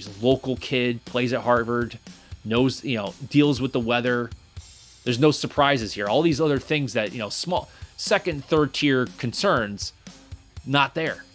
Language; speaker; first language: English; native; English